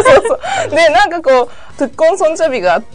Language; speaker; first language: Japanese; native; Japanese